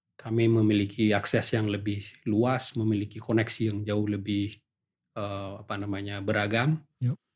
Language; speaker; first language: Indonesian; non-native, local second language; Achinese